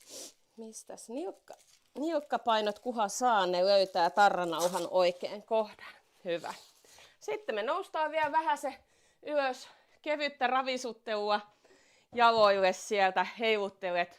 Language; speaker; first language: Finnish; native; Finnish